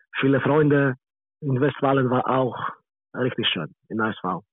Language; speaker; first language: German; non-native, learner; Greek